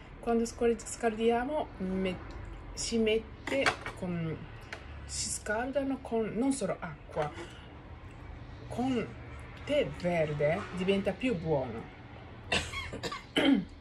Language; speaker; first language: Italian; non-native, learner; Japanese